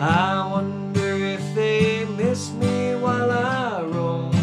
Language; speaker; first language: English; native; English